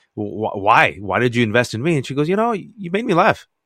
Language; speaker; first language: English; native; English